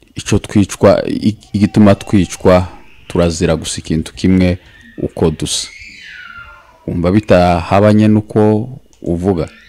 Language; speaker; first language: Kinyarwanda; native; Kinyarwanda